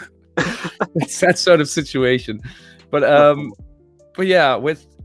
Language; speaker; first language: English; native; English